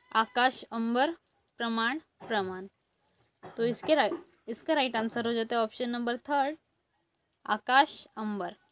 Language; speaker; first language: Hindi; native; Hindi